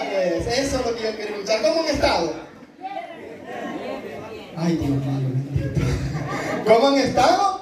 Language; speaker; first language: Spanish; native; Spanish